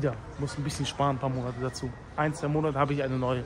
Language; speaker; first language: German; native; German